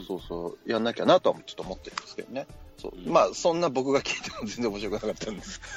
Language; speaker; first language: Japanese; native; Japanese